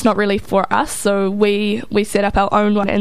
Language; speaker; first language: English; native; English